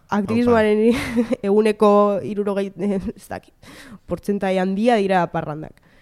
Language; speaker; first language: Basque; non-native, local second language; Spanish